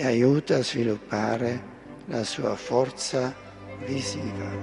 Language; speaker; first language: Italian; non-native, fluent; German